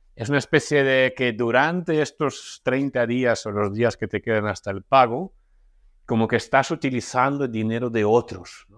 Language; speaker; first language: Spanish; non-native, fluent; Russian